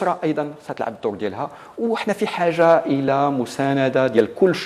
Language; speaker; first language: Arabic; native; Arabic